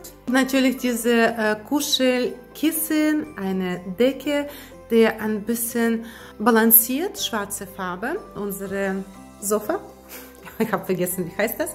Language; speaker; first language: German; non-native, fluent; Russian